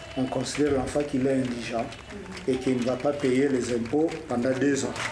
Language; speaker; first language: French; non-native, local second language; Swahili